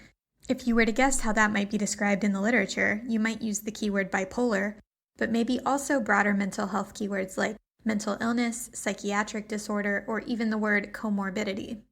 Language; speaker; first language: English; native; English